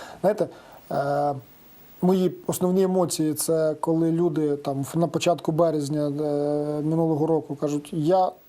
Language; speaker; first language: Ukrainian; native; Ukrainian